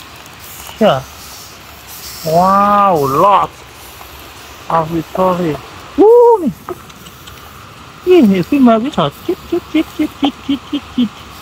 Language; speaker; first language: English; non-native, learner; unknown